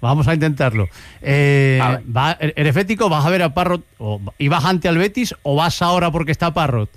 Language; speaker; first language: Spanish; native; Spanish